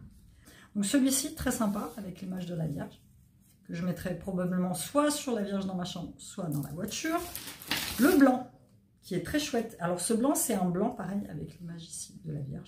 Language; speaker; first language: French; native; French